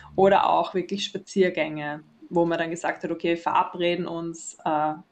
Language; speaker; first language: German; native; German